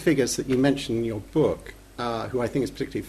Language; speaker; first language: English; native; English